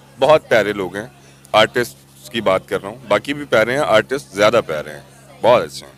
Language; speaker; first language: Urdu; non-native, local second language; Punjabi